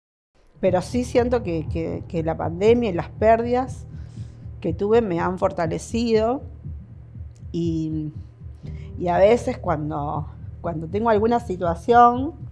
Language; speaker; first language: Spanish; native; Spanish